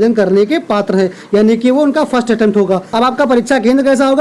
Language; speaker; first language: Hindi; native; Hindi